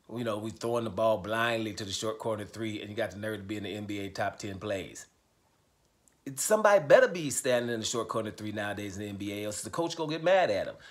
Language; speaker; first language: English; native; English